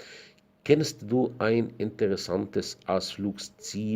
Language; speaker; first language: German; non-native, fluent; Arabic